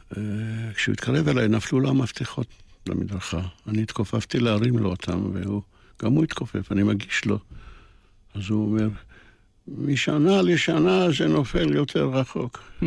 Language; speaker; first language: Hebrew; early bilingual, other home language; Polish